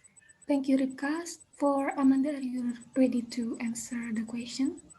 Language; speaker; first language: English; non-native, learner; Indonesian